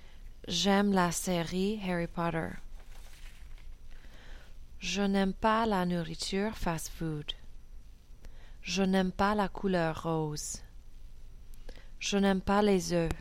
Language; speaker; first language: French; non-native, learner; English